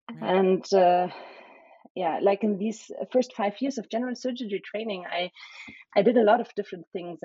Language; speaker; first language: English; non-native, fluent; German